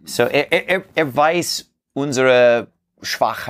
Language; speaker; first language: German; non-native, learner; English